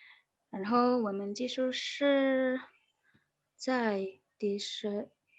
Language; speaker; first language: Chinese; non-native, fluent; Indonesian